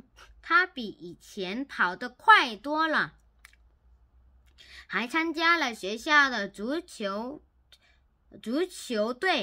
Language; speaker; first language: Chinese; non-native, learner; Korean